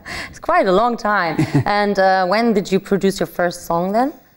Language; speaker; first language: English; non-native, fluent; German